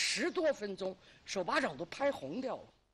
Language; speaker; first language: Chinese; native; Chinese